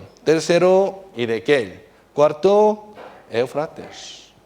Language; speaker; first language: Spanish; non-native, fluent; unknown